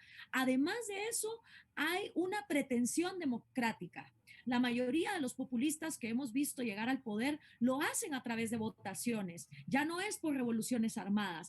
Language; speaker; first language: Spanish; native; Spanish